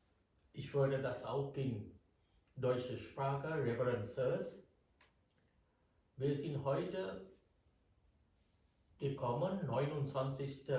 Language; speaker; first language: German; non-native, learner; Sinhala